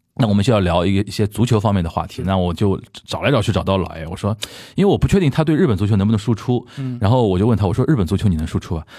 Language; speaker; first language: Chinese; native; Chinese